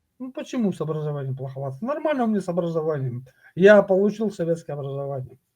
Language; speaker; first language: Russian; native; Russian